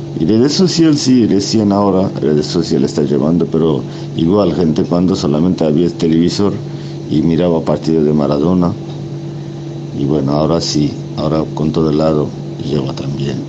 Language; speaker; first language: Spanish; non-native, fluent; Bangla